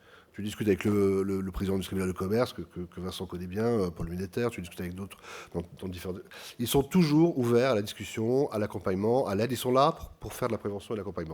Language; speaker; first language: French; native; French